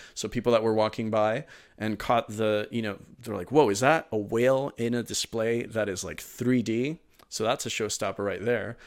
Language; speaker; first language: English; early bilingual, other home language; Spanish